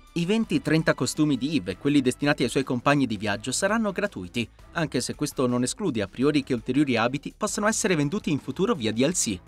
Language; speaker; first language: Italian; native; Italian